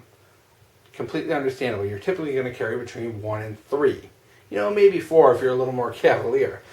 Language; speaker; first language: English; native; English